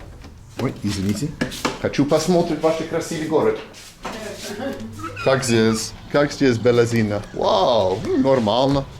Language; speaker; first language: Russian; non-native, learner; English